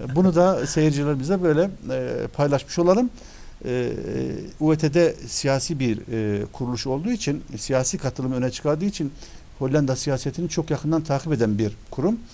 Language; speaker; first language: Turkish; early bilingual, other home language; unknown